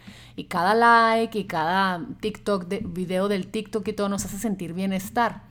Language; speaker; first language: Spanish; native; Spanish